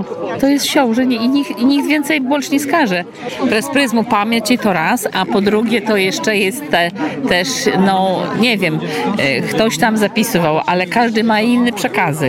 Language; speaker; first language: Polish; non-native, local second language; Belarusian